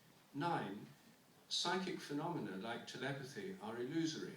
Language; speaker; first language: English; native; English